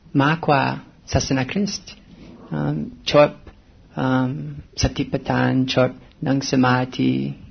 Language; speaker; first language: English; native; English